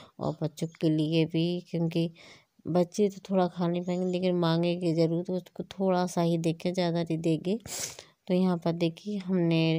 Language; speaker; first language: Hindi; native; Hindi